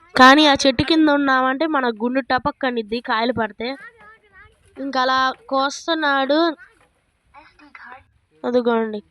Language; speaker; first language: Telugu; native; Telugu